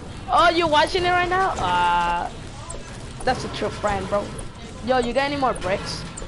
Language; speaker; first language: English; early bilingual, other home language; Spanish